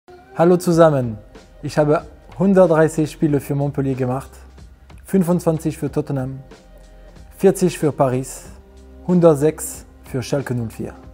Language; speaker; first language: German; non-native, learner; French